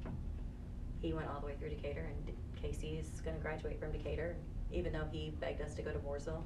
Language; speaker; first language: English; native; English